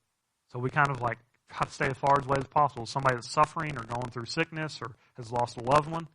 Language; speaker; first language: English; native; English